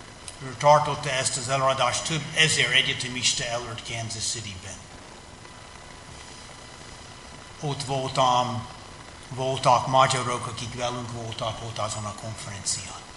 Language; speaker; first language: Hungarian; non-native, fluent; English